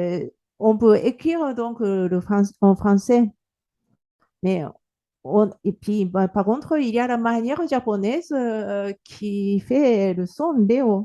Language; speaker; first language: French; non-native, fluent; Japanese